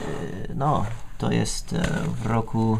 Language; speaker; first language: Polish; non-native, fluent; English